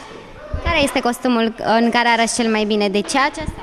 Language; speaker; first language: Romanian; native; Romanian